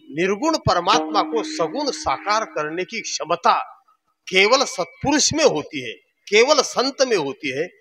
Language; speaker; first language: Hindi; non-native, local second language; Marathi